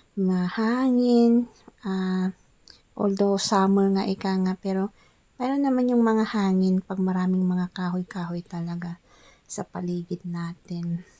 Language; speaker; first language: Filipino; non-native, local second language; Iloko